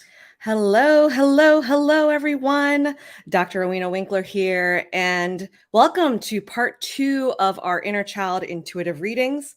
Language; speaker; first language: English; native; English